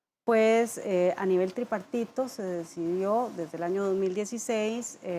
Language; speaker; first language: Spanish; native; Spanish